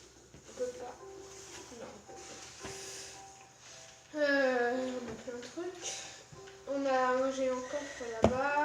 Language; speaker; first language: French; native; French